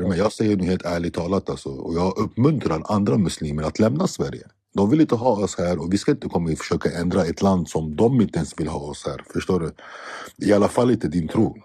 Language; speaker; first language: Swedish; early bilingual, other home language; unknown